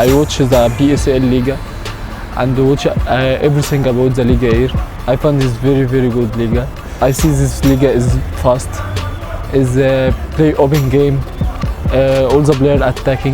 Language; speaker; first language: English; non-native, learner; Arabic